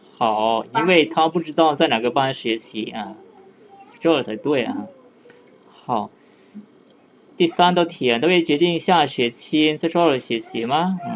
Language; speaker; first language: Chinese; non-native, fluent; Lao